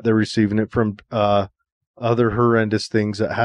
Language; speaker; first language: English; native; English